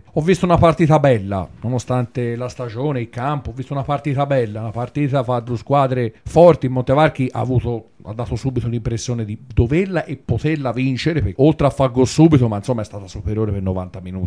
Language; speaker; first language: Italian; native; Italian